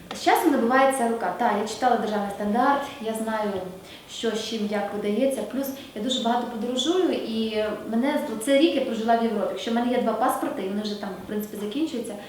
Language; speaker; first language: Ukrainian; native; Ukrainian